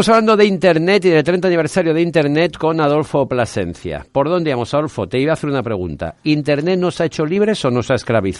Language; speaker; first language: Spanish; native; Spanish